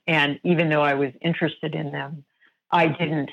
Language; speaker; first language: English; native; English